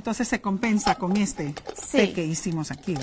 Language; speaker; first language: Spanish; native; Spanish